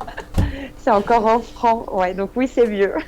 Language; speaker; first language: French; non-native, fluent; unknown